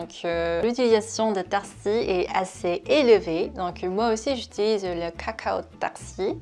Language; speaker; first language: French; non-native, fluent; Korean